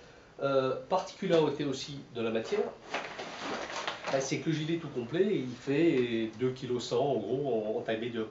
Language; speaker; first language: French; native; French